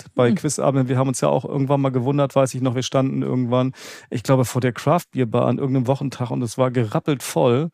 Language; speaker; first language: German; native; German